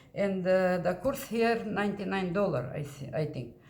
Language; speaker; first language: English; non-native, learner; Russian